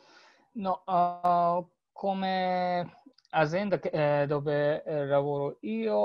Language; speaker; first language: Italian; non-native, learner; Japanese